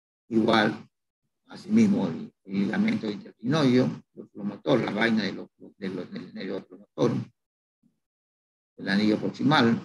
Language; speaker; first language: Spanish; native; Spanish